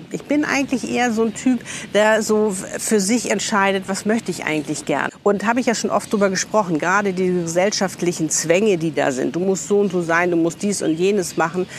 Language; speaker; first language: German; native; German